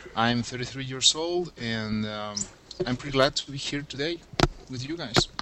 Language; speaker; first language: English; non-native, fluent; Spanish